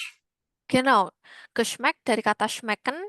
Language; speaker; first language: German; non-native, learner; Indonesian